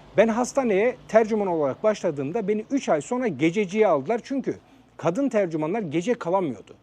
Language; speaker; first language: Turkish; early bilingual, heritage; Turkish